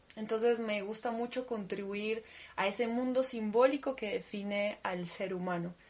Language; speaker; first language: Spanish; early bilingual, other home language; Russian